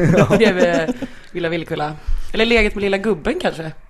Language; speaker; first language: Swedish; native; Swedish